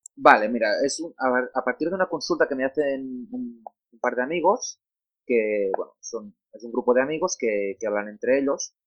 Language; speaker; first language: Spanish; non-native, local second language; Catalan